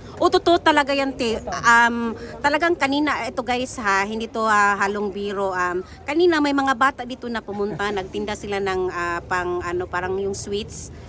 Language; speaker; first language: Filipino; non-native, local second language; Cebuano